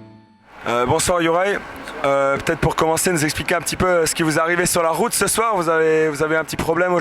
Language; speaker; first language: French; native; French